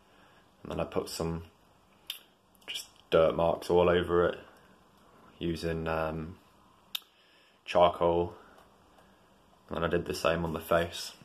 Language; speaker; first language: English; native; English